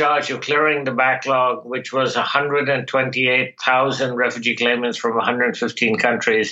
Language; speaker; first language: English; non-native, local second language; Bangla